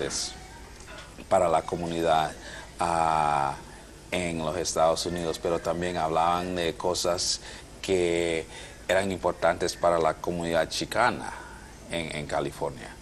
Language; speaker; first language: Spanish; non-native, fluent; English